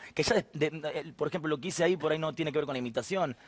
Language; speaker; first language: Spanish; native; Spanish